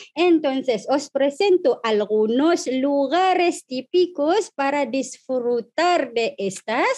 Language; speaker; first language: Spanish; non-native, fluent; Malay